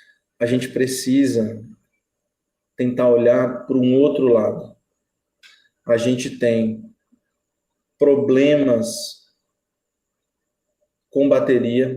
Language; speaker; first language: Portuguese; native; Portuguese